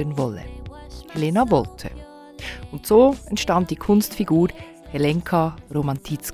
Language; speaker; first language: German; native; German